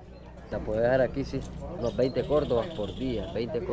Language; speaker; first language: Spanish; native; Spanish